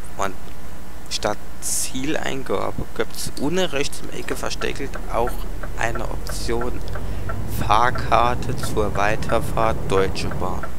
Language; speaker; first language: German; native; German